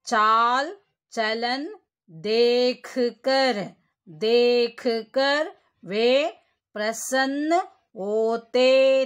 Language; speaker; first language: Hindi; non-native, local second language; Kannada